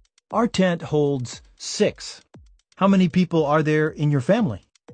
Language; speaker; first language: English; native; English